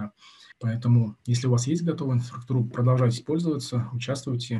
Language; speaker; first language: Russian; native; Russian